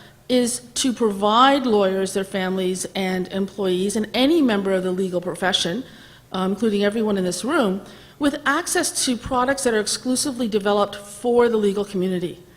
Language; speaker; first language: English; native; English